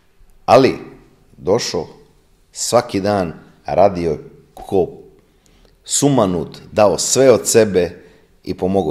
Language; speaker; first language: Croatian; non-native, fluent; Italian